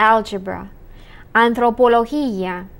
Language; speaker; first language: Spanish; non-native, fluent; English